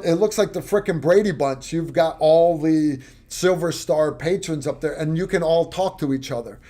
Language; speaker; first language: English; native; English